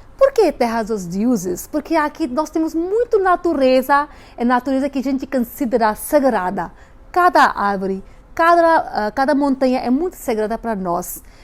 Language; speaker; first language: Portuguese; non-native, fluent; Hindi